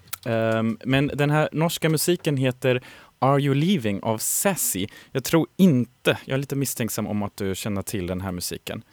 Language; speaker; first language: Swedish; native; Swedish